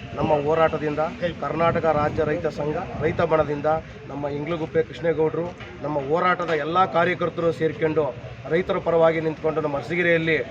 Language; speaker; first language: Kannada; native; Kannada